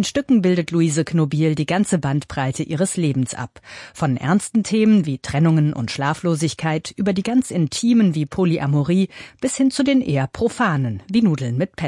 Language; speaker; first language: German; native; German